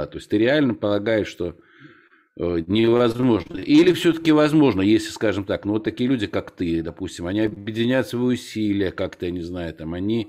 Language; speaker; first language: Russian; native; Russian